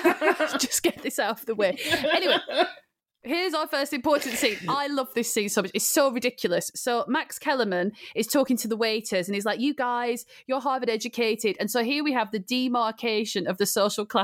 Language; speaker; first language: English; native; English